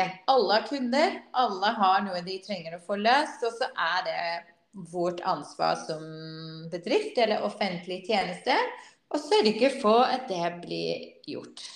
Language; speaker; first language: Norwegian; non-native, fluent; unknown